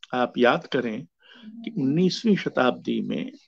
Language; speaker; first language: Hindi; native; Hindi